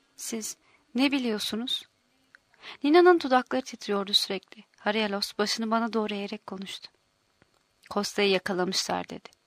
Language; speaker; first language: Turkish; native; Turkish